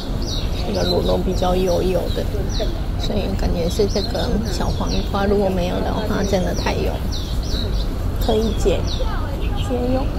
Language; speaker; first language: Chinese; non-native, fluent; Japanese